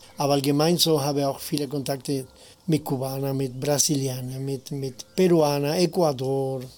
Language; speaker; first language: German; non-native, fluent; Spanish